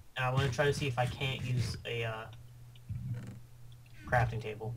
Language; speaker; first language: English; native; English